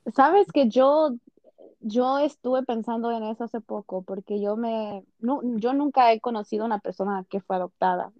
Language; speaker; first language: Spanish; early bilingual, heritage; Spanish